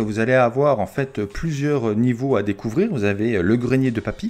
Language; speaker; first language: French; native; French